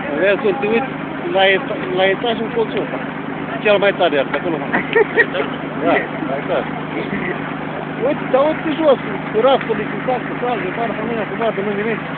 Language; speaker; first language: Romanian; native; Romanian